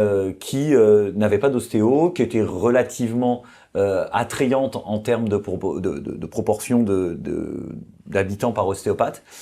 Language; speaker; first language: French; native; French